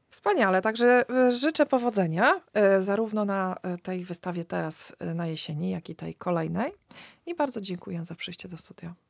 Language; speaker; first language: Polish; native; Polish